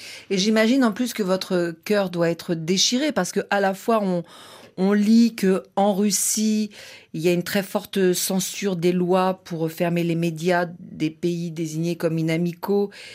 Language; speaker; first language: French; native; French